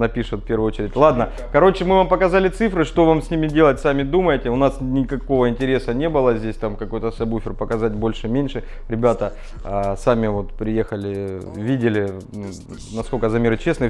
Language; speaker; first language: Russian; native; Russian